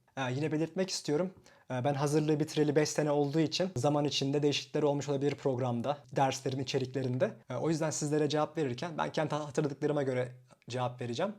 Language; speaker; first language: Turkish; native; Turkish